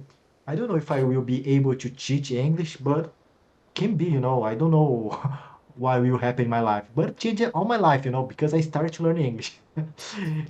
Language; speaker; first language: English; non-native, fluent; Portuguese